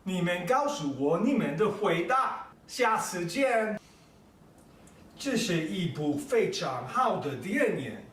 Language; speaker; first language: Chinese; non-native, learner; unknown